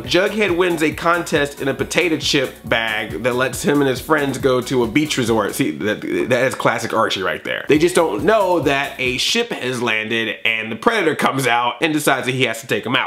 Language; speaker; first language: English; native; English